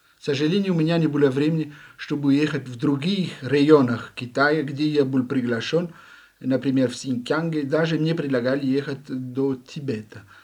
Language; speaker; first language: Russian; non-native, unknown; French